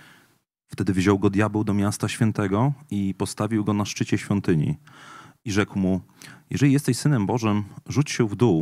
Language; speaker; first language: Polish; native; Polish